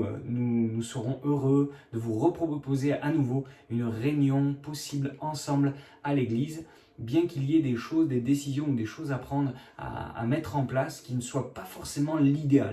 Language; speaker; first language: French; native; French